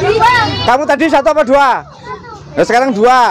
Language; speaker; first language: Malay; non-native, local second language; Javanese